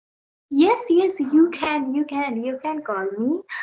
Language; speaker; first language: English; non-native, learner; Odia